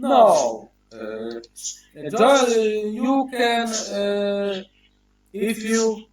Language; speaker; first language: English; non-native, learner; Polish